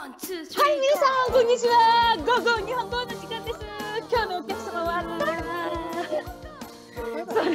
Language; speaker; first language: Japanese; non-native, learner; Indonesian